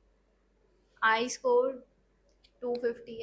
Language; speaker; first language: English; non-native, learner; Hindi